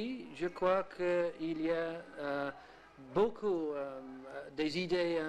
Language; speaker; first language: French; non-native, learner; English